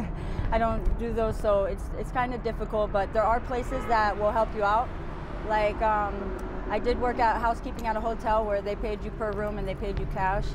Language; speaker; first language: English; native; English